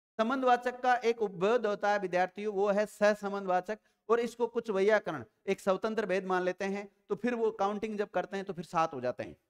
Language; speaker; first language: Hindi; native; Hindi